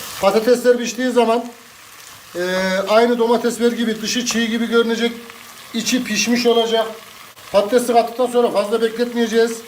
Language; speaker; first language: Turkish; native; Turkish